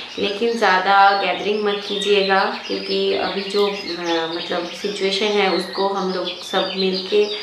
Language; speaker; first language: Hindi; non-native, local second language; Bangla